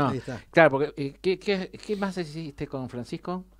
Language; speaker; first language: Spanish; native; Spanish